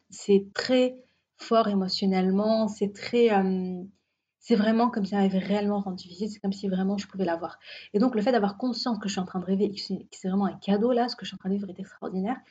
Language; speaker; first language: French; native; French